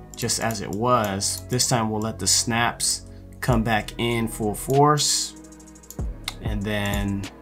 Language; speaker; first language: English; native; English